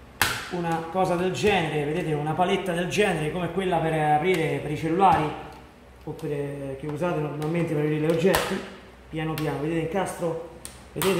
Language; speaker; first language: Italian; native; Italian